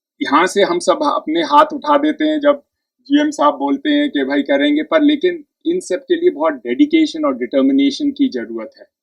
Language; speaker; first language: Hindi; native; Hindi